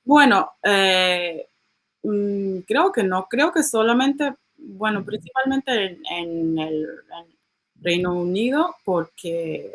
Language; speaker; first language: Spanish; non-native, learner; English